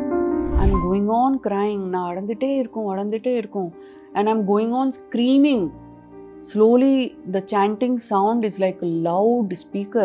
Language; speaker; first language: Tamil; non-native, fluent; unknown